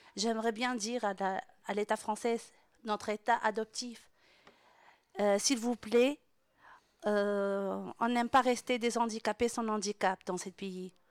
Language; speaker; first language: French; non-native, local second language; Arabic